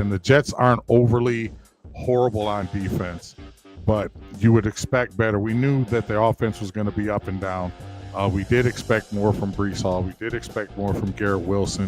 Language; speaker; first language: English; native; English